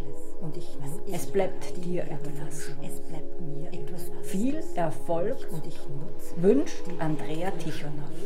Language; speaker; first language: German; native; German